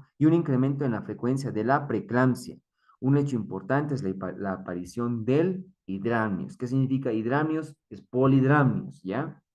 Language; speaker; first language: Spanish; native; Spanish